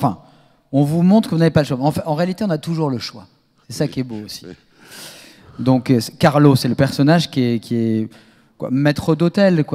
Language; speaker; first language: French; native; French